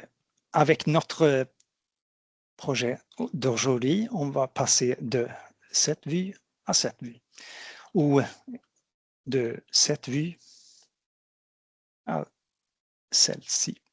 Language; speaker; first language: French; non-native, fluent; Swedish